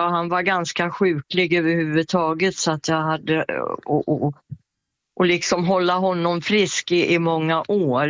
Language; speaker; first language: Swedish; native; Swedish